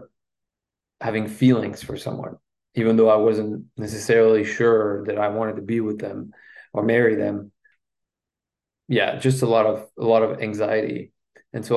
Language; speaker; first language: English; non-native, fluent; French